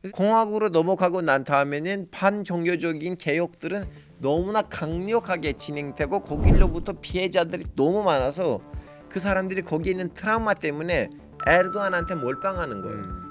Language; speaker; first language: Korean; non-native, fluent; Turkish